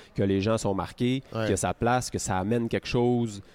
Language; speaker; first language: French; native; French